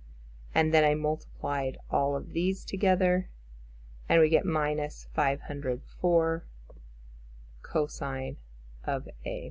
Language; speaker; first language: English; native; English